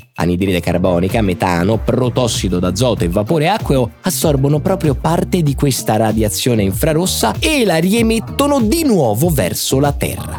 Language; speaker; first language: Italian; native; Italian